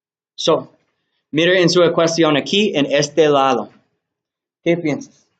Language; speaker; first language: Spanish; non-native, learner; English